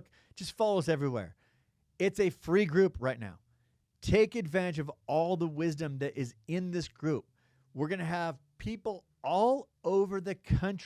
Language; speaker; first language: English; native; English